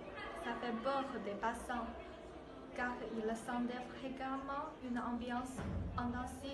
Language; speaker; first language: French; non-native, learner; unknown